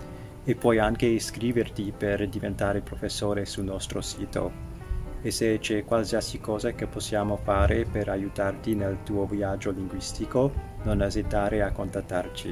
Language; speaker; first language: Italian; non-native, fluent; English